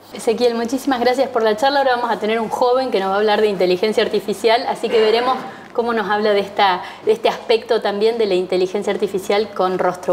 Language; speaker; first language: Spanish; native; Spanish